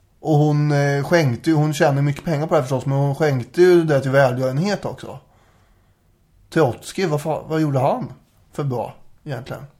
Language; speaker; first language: Swedish; native; Swedish